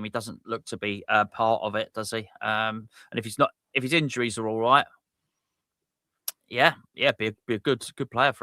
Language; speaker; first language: English; native; English